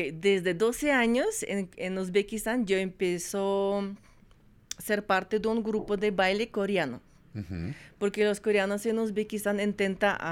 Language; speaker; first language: Spanish; non-native, fluent; Russian